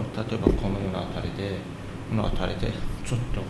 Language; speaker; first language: Japanese; non-native, fluent; Azerbaijani